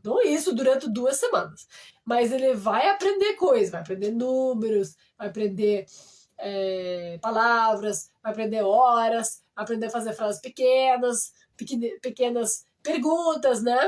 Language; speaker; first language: Portuguese; non-native, fluent; French